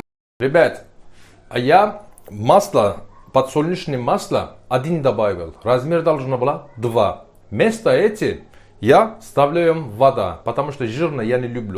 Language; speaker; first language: Russian; non-native, learner; Turkish